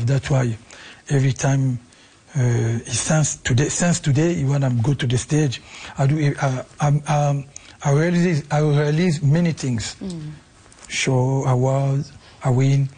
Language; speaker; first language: English; non-native, learner; Lingala